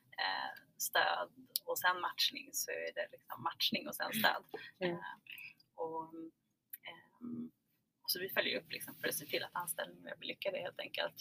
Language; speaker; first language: Swedish; early bilingual, other home language; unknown